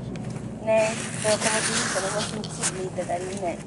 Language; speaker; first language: Swedish; non-native, local second language; Spanish